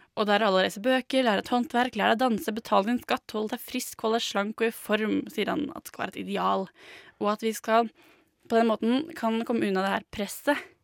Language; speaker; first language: Norwegian; native; Norwegian